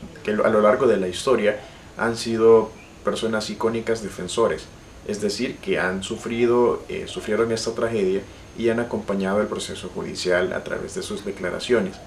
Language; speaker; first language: Spanish; native; Spanish